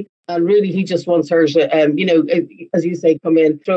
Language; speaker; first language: English; native; English